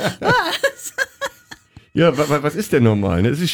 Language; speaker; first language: German; native; German